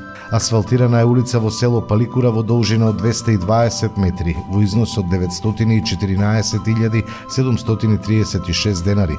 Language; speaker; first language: Macedonian; native; Macedonian